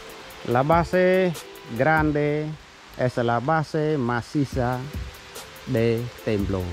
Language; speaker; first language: Spanish; non-native, learner; Khmer